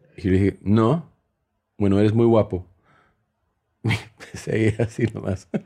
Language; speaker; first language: Spanish; early bilingual, heritage; Spanish